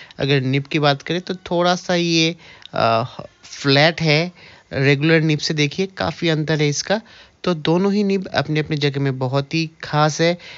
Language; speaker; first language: Hindi; native; Hindi